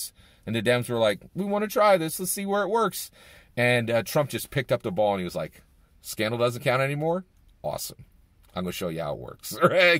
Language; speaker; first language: English; native; English